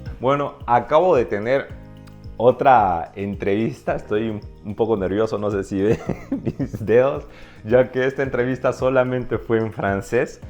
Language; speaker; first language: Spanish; native; Spanish